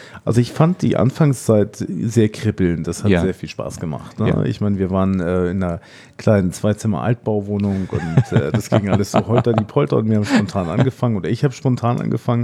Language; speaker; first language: German; native; German